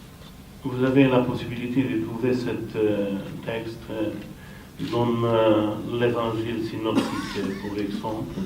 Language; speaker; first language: French; non-native, fluent; Romanian